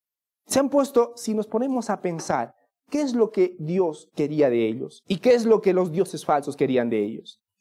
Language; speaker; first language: Spanish; native; Spanish